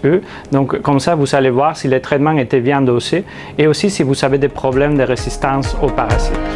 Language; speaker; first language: French; non-native, fluent; Spanish